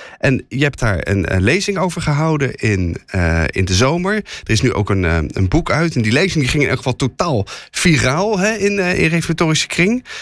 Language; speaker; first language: Dutch; native; Dutch